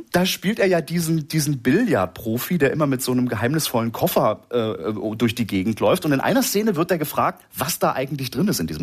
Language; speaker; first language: German; native; German